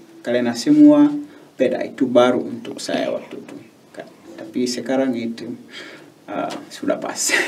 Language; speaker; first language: Indonesian; non-native, learner; Swahili